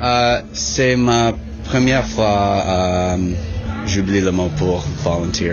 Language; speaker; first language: French; non-native, local second language; English